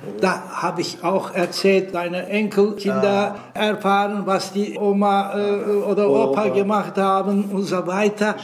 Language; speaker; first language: German; non-native, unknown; Turkish